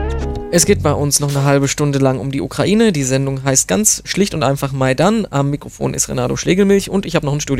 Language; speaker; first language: German; native; German